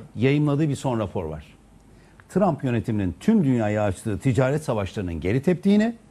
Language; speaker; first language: Turkish; native; Turkish